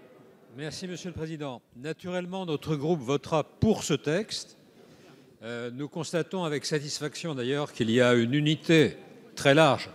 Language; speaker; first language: French; native; French